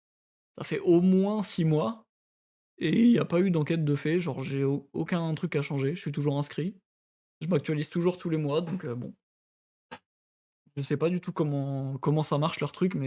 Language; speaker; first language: French; native; French